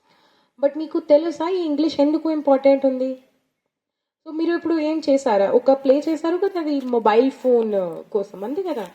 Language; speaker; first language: Telugu; non-native, learner; Hindi